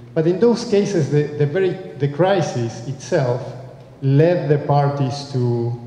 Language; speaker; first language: English; non-native, fluent; Spanish